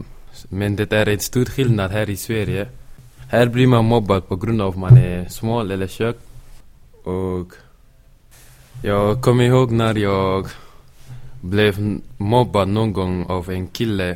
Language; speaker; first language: Swedish; early bilingual, other home language; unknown